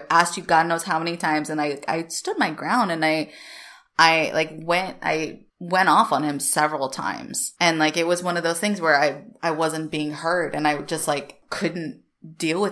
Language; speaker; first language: English; native; English